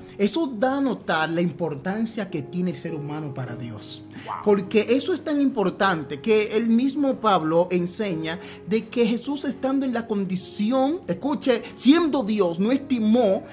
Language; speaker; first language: Spanish; native; Spanish